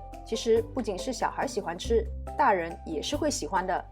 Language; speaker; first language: Chinese; native; Chinese